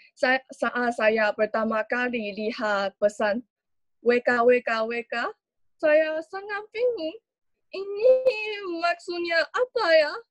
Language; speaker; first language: Indonesian; non-native, learner; Chinese